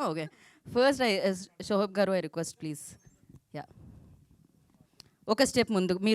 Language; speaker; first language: Telugu; native; Telugu